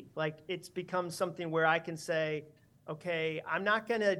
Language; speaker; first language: English; native; English